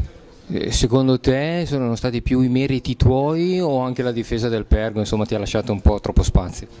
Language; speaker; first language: Italian; native; Italian